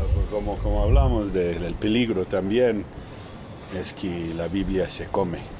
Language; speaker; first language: Spanish; non-native, fluent; Portuguese